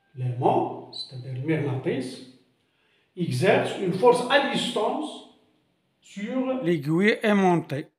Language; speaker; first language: French; non-native, local second language; Arabic